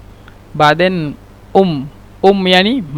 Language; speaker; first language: Arabic; non-native, fluent; Bangla